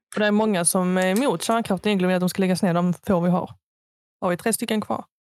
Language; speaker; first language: Swedish; native; Swedish